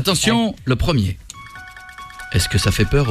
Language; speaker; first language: French; native; French